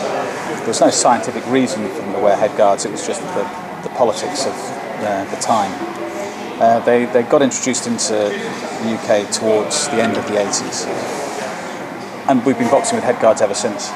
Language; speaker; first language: English; native; English